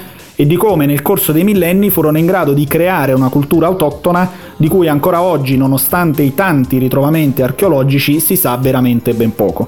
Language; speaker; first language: Italian; native; Italian